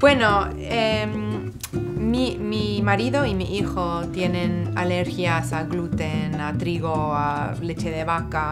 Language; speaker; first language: Spanish; non-native, fluent; English